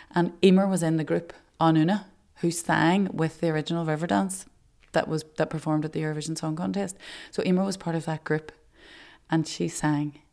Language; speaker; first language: English; native; English